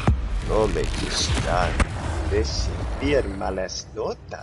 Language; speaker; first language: Spanish; non-native, learner; English